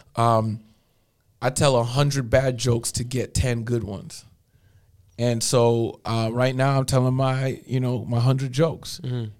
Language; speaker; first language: English; native; English